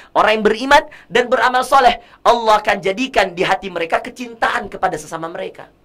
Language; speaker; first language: Indonesian; native; Indonesian